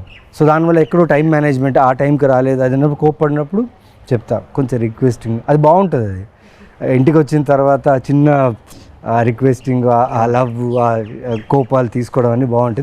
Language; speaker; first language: Telugu; native; Telugu